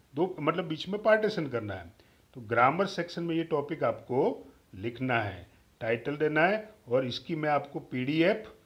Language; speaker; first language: Hindi; non-native, local second language; Gujarati